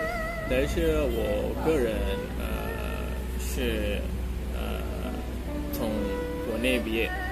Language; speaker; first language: Chinese; non-native, fluent; Indonesian